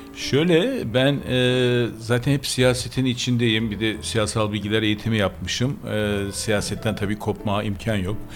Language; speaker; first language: Turkish; native; Turkish